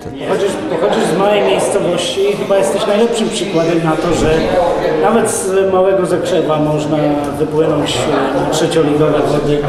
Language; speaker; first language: Polish; native; Polish